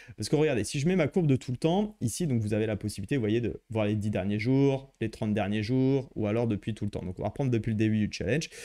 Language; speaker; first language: French; native; French